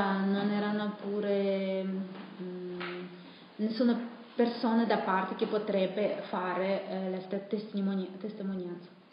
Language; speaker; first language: Italian; non-native, fluent; Russian